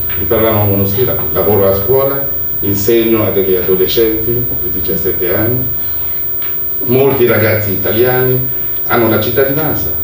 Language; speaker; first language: Italian; non-native, fluent; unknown